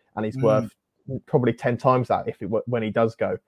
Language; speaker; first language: English; native; English